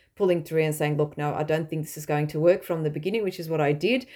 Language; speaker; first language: English; non-native, fluent; Dutch